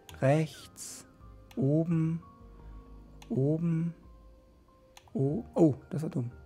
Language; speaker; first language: German; native; German